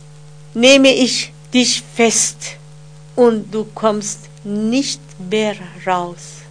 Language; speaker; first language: German; non-native, fluent; Persian